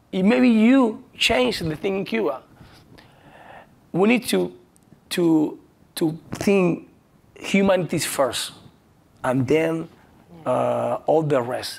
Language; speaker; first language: English; non-native, learner; Spanish